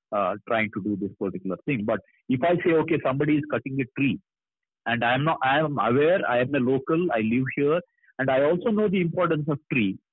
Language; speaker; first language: English; non-native, local second language; Kannada